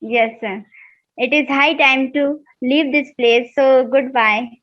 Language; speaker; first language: English; non-native, learner; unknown